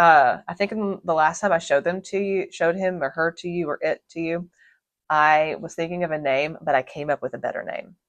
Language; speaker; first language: English; native; English